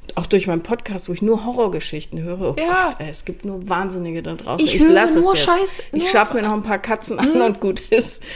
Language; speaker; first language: German; native; German